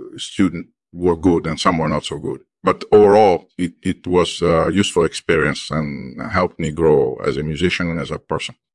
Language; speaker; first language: English; early bilingual, other home language; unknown